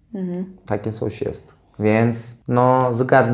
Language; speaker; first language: Polish; non-native, fluent; Turkish